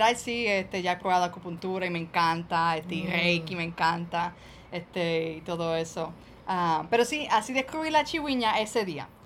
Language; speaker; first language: Spanish; early bilingual, heritage; Spanish